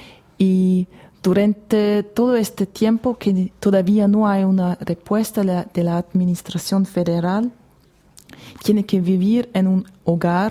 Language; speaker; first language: Spanish; non-native, fluent; German